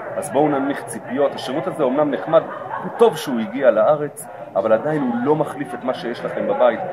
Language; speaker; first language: Hebrew; native; Hebrew